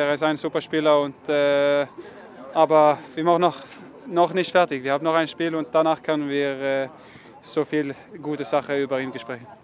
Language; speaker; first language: German; non-native, fluent; Norwegian